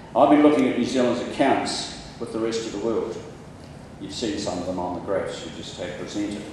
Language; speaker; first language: English; native; English